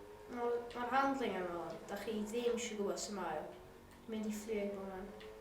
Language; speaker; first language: Welsh; non-native, local second language; English